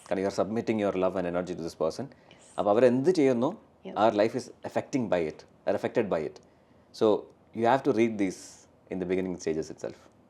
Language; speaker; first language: Malayalam; early bilingual, heritage; Malayalam